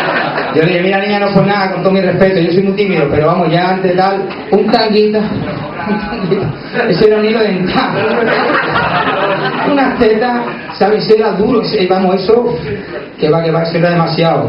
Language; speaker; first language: Spanish; native; Spanish